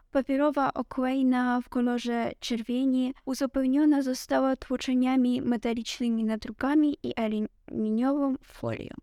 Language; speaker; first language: Polish; non-native, learner; Ukrainian